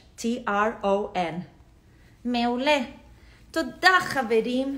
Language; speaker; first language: Hebrew; non-native, fluent; English